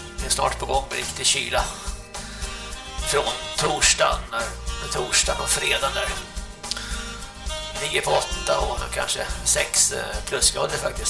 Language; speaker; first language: Swedish; native; Swedish